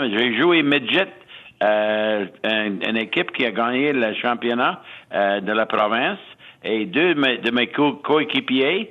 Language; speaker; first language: French; non-native, fluent; English